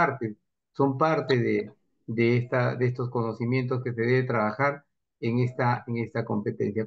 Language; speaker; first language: Spanish; native; Spanish